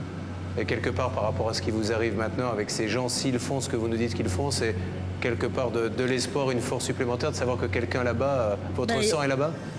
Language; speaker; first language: French; native; French